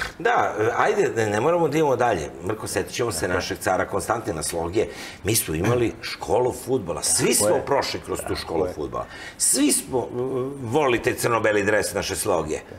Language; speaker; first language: Serbian; native; Serbian